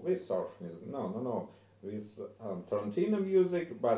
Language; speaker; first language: English; non-native, learner; Russian